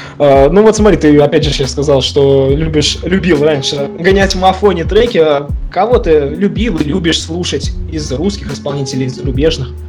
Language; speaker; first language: Russian; native; Russian